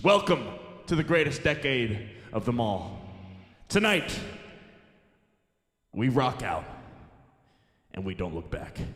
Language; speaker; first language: English; native; English